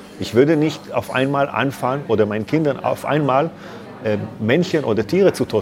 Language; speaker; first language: German; non-native, learner; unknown